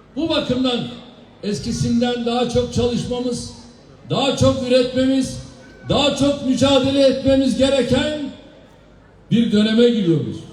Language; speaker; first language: Turkish; native; Turkish